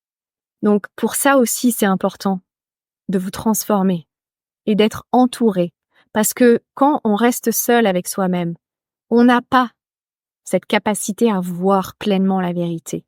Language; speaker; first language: French; native; French